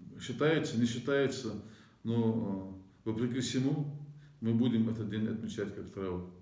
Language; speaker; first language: Russian; non-native, local second language; Ingush